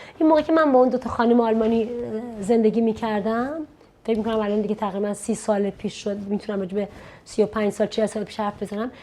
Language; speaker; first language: Persian; native; Persian